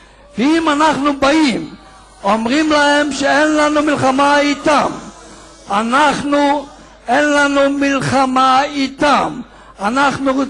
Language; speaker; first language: Hebrew; non-native, fluent; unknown